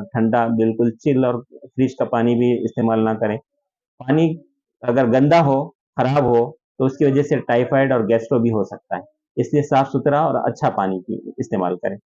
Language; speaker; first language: Hindi; non-native, local second language; Urdu